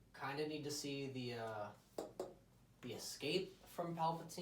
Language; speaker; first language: English; native; English